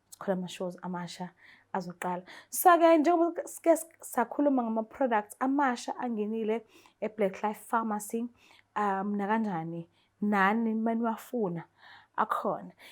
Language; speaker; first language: Zulu; native; Zulu